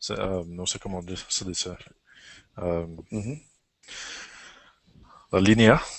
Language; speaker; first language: Spanish; non-native, learner; English